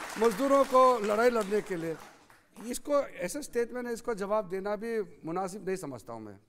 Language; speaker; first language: Hindi; non-native, local second language; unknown